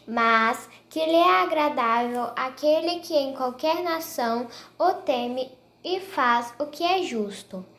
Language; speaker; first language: Portuguese; native; Portuguese